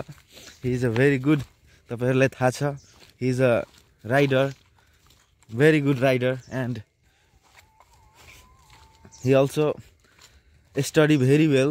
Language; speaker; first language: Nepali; non-native, local second language; Maithili